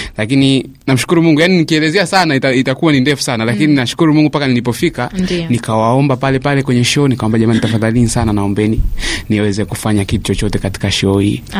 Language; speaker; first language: Swahili; native; Swahili